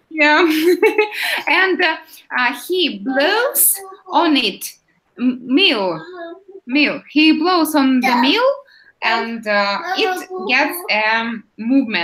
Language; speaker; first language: English; non-native, fluent; Russian